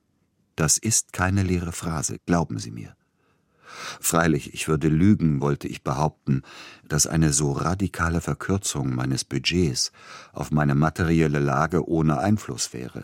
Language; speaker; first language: German; native; German